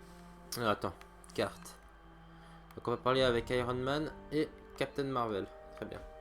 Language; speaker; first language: French; native; French